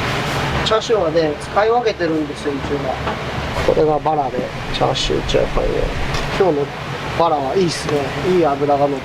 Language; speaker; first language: Japanese; native; Japanese